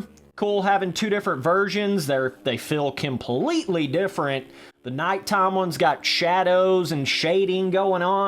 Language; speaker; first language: English; native; English